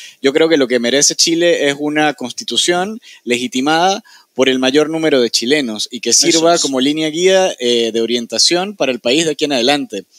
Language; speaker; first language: Spanish; native; Spanish